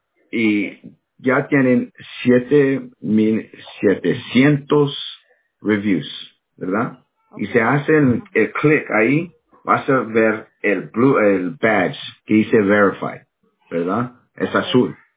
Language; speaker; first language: Spanish; non-native, learner; English